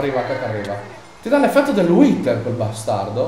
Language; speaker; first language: Italian; native; Italian